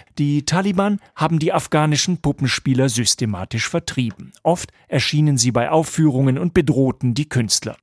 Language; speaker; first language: German; native; German